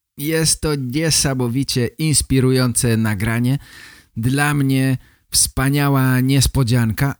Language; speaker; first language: Polish; native; Polish